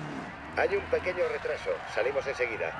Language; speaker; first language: Spanish; native; Spanish